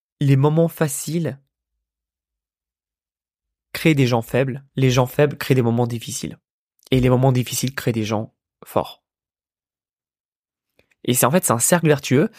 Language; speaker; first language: French; native; French